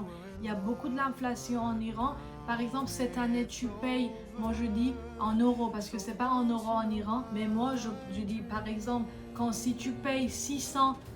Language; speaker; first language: French; non-native, fluent; Persian